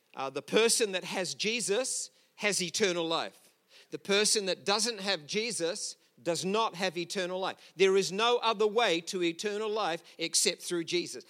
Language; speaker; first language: English; native; English